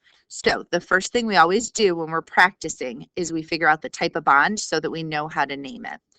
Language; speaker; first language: English; native; English